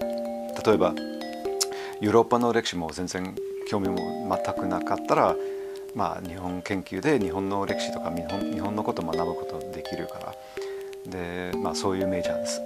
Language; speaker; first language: Japanese; non-native, fluent; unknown